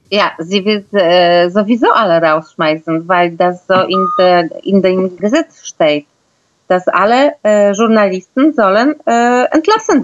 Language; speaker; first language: German; non-native, fluent; Polish